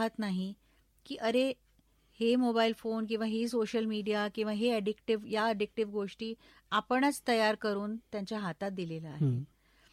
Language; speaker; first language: Marathi; non-native, local second language; Bangla